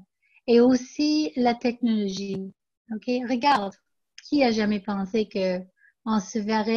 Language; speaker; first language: French; non-native, local second language; English